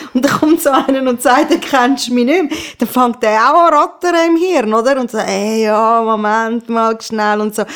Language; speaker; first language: German; early bilingual, other home language; Persian